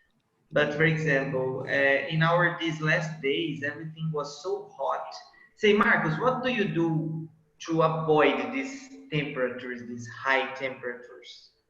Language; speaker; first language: English; non-native, fluent; Portuguese